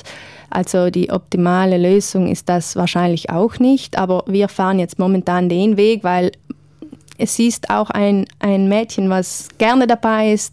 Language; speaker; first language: German; native; German